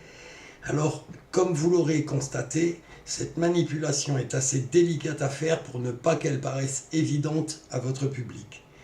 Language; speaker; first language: French; native; French